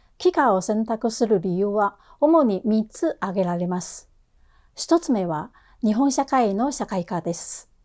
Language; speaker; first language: Japanese; non-native, fluent; Chinese